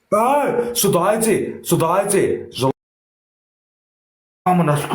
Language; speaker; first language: Russian; non-native, learner; Turkmen